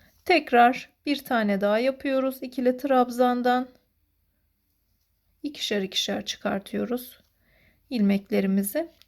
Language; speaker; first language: Turkish; native; Turkish